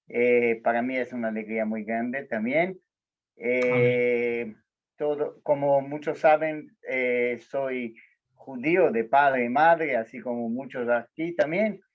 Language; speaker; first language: Spanish; non-native, learner; Portuguese